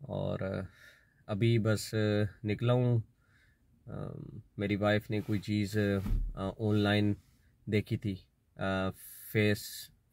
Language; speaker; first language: Urdu; non-native, local second language; Punjabi